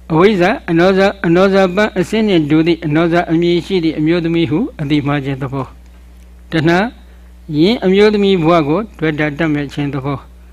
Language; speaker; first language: Burmese; native; Burmese